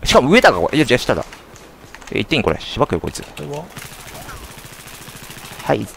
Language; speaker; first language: Japanese; native; Japanese